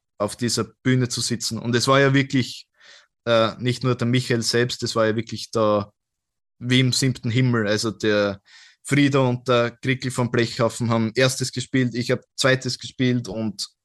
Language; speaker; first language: German; native; German